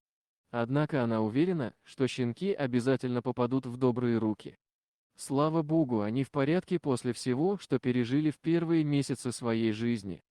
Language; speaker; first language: Russian; native; Russian